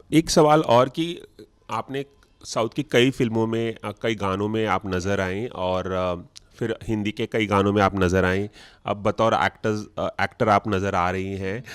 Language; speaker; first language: Hindi; native; Hindi